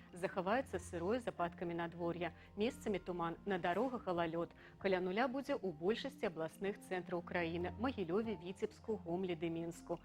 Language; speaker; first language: Belarusian; native; Belarusian